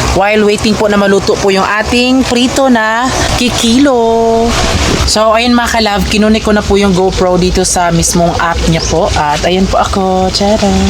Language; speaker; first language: Filipino; non-native, local second language; Cebuano